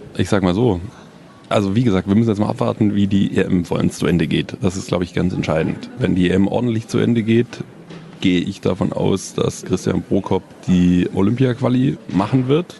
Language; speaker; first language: German; native; German